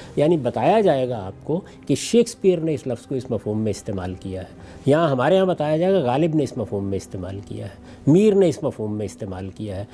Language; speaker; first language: Urdu; non-native, local second language; Punjabi